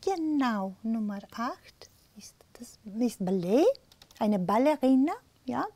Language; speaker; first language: German; non-native, fluent; Romanian